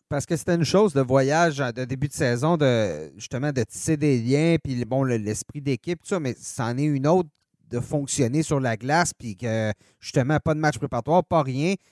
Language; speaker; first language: French; native; French